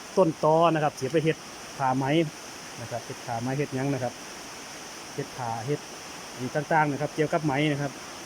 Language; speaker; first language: Thai; native; Thai